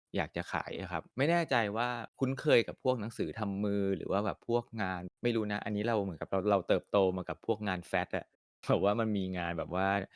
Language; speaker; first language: Thai; native; Thai